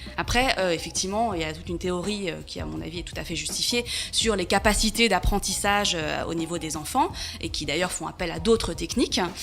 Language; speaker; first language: French; native; French